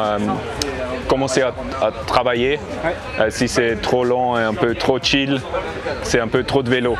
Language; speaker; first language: French; non-native, learner; English